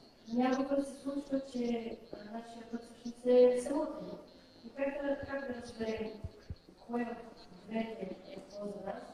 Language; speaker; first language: Russian; non-native, learner; Bulgarian